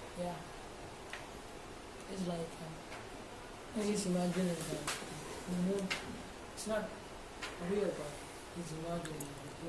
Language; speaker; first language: English; non-native, learner; Chinese